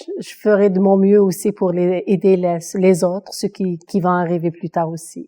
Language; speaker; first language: French; non-native, local second language; Kabyle